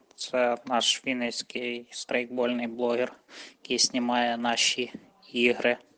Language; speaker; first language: Ukrainian; native; Ukrainian